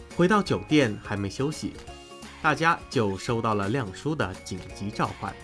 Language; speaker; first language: Chinese; native; Chinese